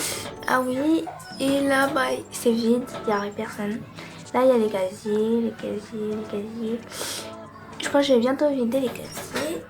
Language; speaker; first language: French; native; French